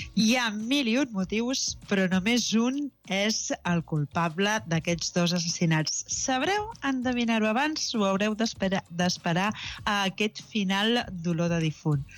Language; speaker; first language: Catalan; native; Catalan